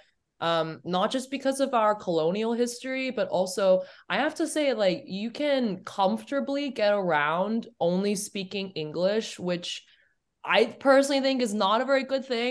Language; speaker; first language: English; native; English